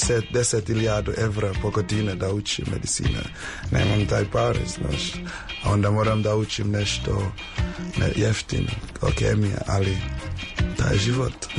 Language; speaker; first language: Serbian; non-native, learner; English